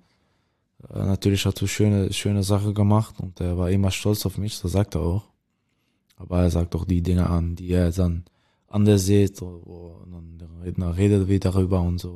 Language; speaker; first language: German; non-native, learner; Dutch